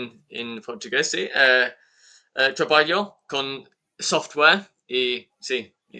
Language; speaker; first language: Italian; non-native, learner; English